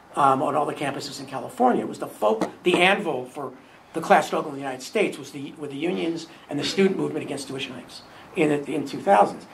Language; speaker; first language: English; native; English